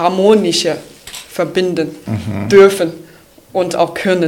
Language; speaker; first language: German; non-native, fluent; Chinese